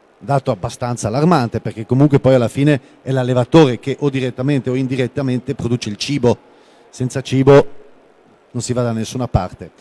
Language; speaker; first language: Italian; non-native, local second language; German